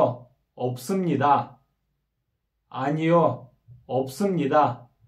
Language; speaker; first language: Korean; non-native, fluent; Kyrgyz